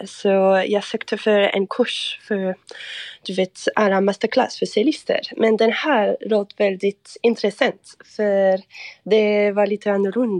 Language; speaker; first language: Swedish; non-native, fluent; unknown